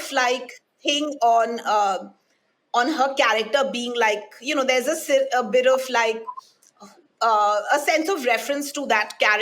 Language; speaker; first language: English; non-native, local second language; Hindi